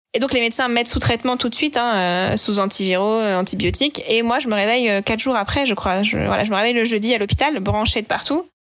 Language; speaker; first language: French; native; French